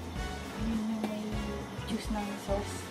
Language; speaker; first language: Filipino; native; Filipino